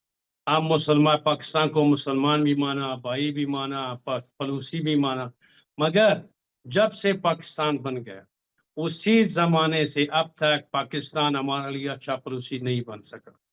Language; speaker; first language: Hindi; non-native, fluent; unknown